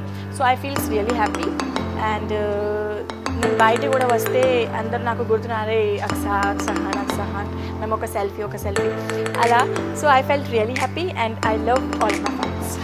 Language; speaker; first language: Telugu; non-native, local second language; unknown